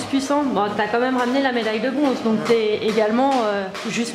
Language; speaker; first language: French; native; French